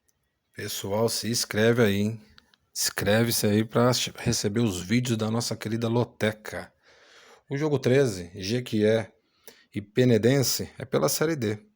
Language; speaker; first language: Portuguese; native; Portuguese